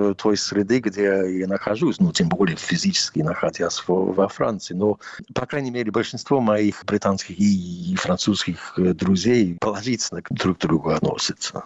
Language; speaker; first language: Russian; non-native, fluent; English